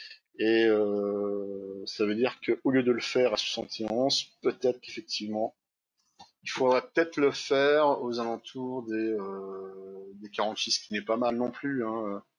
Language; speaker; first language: French; native; French